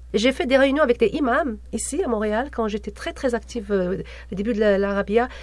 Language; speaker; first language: French; non-native, local second language; Arabic